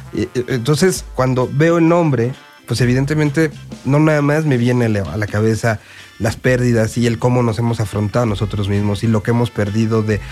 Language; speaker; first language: Spanish; native; Spanish